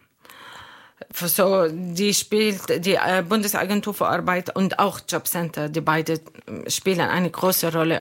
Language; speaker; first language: German; non-native, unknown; Arabic